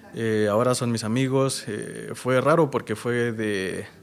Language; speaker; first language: Spanish; native; Spanish